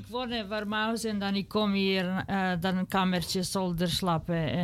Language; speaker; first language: Dutch; non-native, learner; Serbian